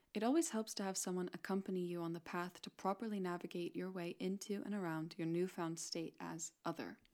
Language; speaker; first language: English; non-native, fluent; Spanish